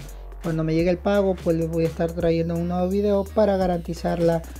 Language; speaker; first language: Spanish; native; Spanish